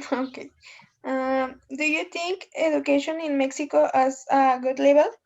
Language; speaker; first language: English; non-native, learner; Spanish